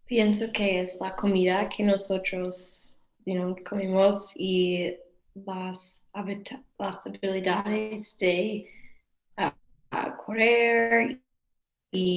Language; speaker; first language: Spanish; non-native, learner; English